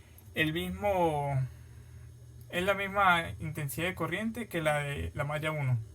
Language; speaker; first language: Spanish; native; Spanish